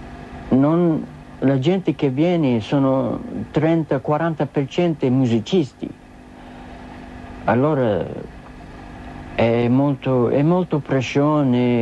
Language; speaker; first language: Italian; non-native, learner; English